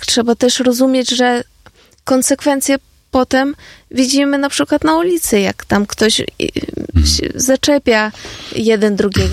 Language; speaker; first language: Polish; non-native, fluent; Ukrainian